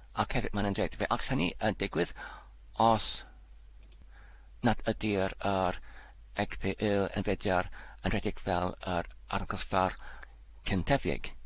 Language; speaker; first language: Welsh; non-native, learner; Polish